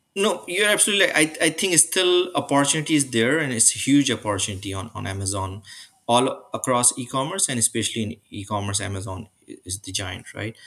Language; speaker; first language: English; non-native, local second language; Urdu